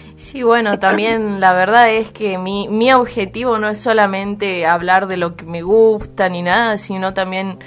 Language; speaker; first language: Spanish; native; Spanish